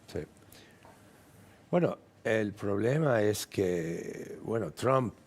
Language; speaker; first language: Spanish; non-native, fluent; English